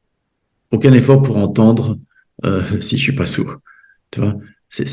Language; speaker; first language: French; native; French